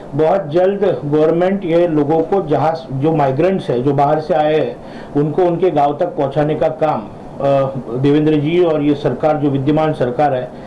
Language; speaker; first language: Hindi; non-native, local second language; Marathi